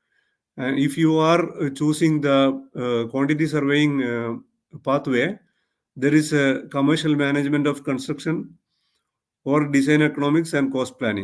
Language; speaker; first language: English; non-native, local second language; Malayalam